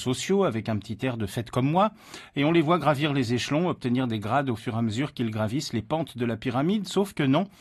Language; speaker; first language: French; native; French